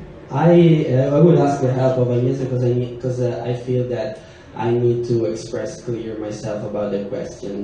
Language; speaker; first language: English; non-native, learner; Italian